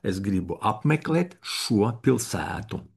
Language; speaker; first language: Latvian; non-native, learner; Russian